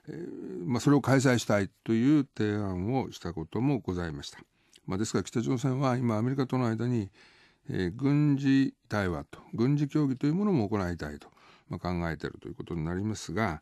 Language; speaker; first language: Japanese; native; Japanese